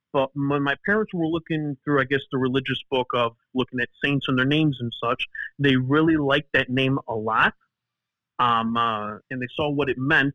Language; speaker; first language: English; early bilingual, other home language; Greek